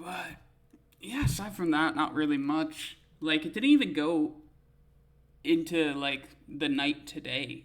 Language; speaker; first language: English; native; English